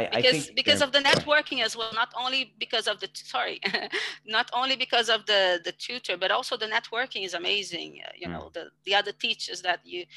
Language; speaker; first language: English; non-native, fluent; Portuguese